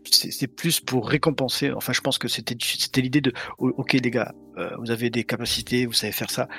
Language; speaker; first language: French; native; French